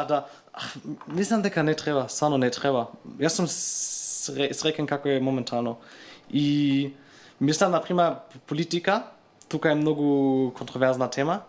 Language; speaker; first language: Macedonian; non-native, learner; German